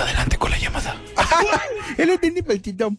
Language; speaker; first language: Spanish; native; Spanish